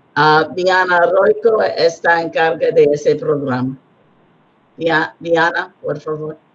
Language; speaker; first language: Spanish; non-native, learner; English